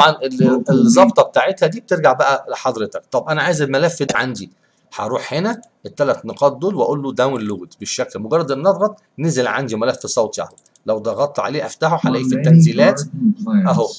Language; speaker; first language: Arabic; native; Arabic